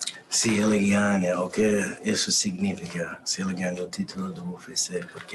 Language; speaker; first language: Portuguese; non-native, learner; English